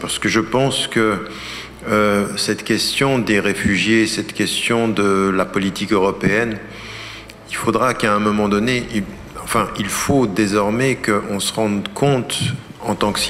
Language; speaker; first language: French; early bilingual, other home language; Arabic